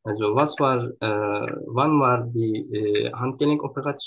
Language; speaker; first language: German; non-native, learner; Turkish